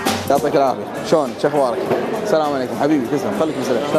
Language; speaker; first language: Arabic; native; Arabic